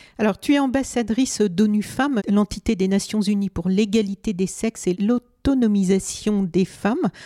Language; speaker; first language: French; native; French